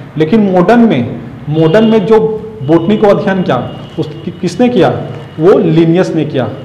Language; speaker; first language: Hindi; native; Hindi